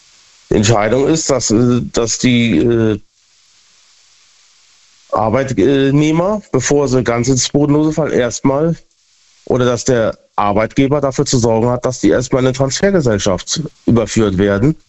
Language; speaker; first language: German; native; German